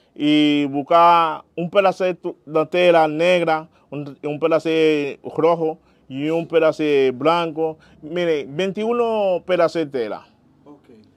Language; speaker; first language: Spanish; non-native, fluent; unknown